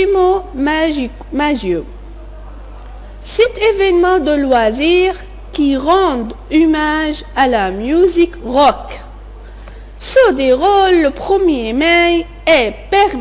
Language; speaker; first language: French; non-native, fluent; Arabic